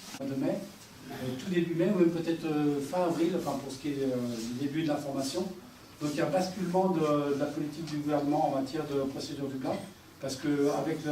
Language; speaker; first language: French; native; French